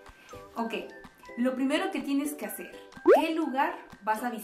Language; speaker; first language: Spanish; native; Spanish